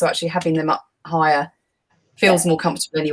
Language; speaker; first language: English; native; English